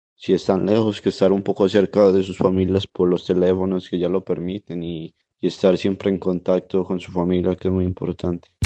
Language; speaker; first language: Spanish; native; Spanish